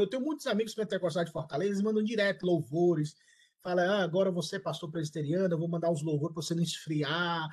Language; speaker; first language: Portuguese; native; Portuguese